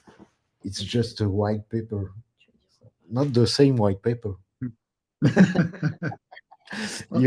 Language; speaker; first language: English; non-native, learner; French